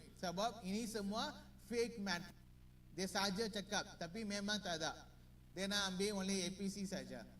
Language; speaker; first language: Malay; non-native, learner; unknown